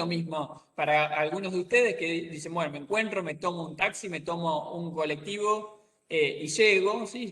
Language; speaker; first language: Spanish; native; Spanish